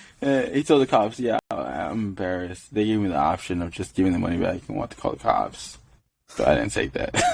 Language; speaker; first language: English; native; English